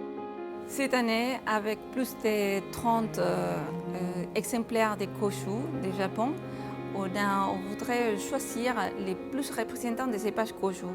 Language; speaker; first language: French; non-native, fluent; Japanese